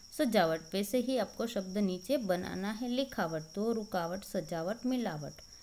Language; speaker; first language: Hindi; non-native, local second language; Gujarati